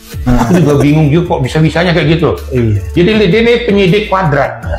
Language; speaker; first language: Indonesian; native; Indonesian